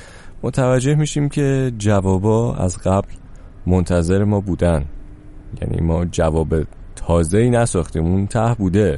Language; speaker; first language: Persian; native; Persian